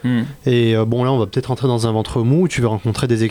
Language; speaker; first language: French; native; French